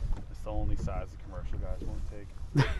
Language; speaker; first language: English; native; English